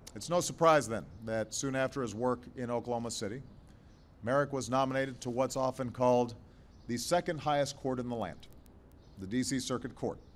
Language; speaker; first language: English; native; English